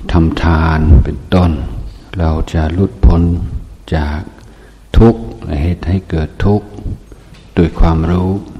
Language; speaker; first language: Thai; non-native, fluent; English